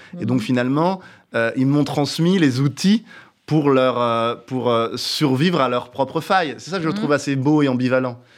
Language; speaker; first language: French; native; French